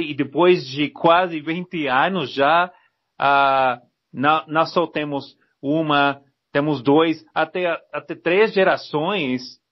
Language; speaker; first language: Portuguese; non-native, learner; Spanish